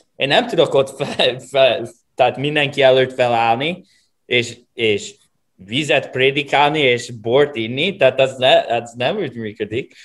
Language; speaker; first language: Hungarian; non-native, fluent; English